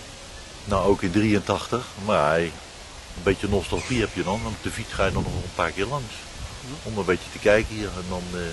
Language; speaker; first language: Dutch; native; Dutch